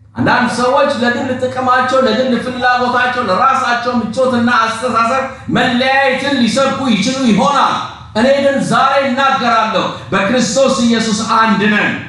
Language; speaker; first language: Amharic; non-native, local second language; Oromo